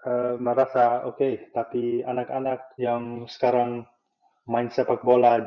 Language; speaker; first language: Indonesian; non-native, fluent; Dutch